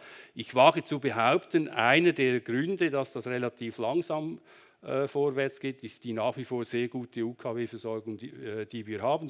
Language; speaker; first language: German; native; German